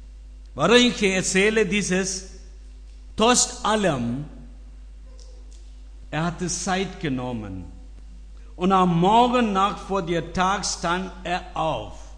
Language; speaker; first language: German; non-native, learner; Tamil